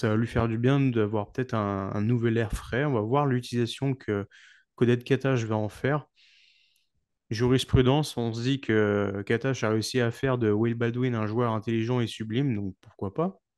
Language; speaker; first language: French; native; French